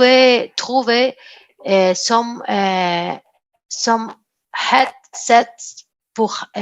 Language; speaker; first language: French; non-native, learner; Spanish